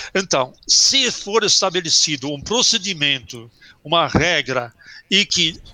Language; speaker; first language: Portuguese; early bilingual, other home language; German